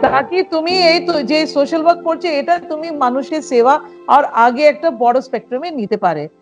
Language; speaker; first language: Bangla; non-native, local second language; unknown